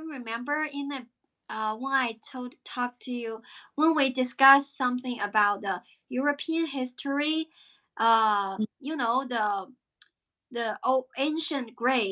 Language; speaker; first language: English; non-native, fluent; Chinese